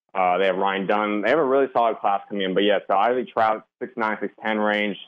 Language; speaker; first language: English; native; English